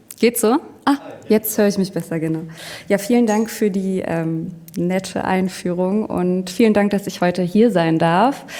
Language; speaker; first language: German; non-native, fluent; French